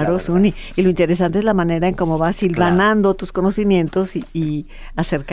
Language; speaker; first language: Spanish; native; Spanish